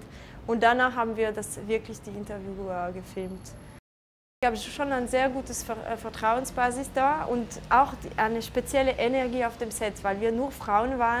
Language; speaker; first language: German; non-native, local second language; French